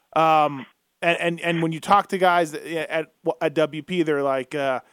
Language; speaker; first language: English; native; English